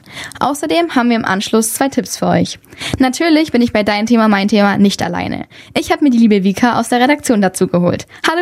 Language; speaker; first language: German; native; German